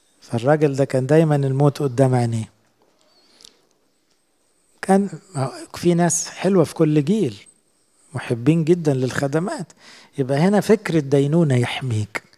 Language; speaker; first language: Arabic; native; Arabic